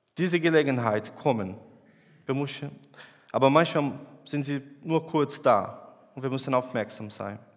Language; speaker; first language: German; non-native, fluent; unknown